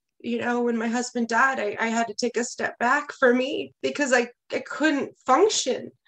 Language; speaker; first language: English; native; English